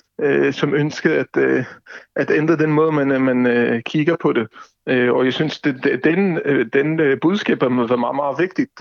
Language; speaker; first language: Danish; non-native, fluent; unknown